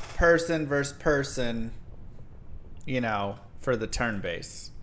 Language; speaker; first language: English; native; English